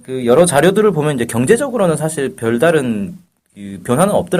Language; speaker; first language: Korean; native; Korean